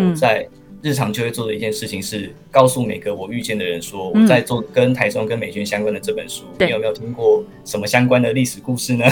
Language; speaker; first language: Chinese; native; Chinese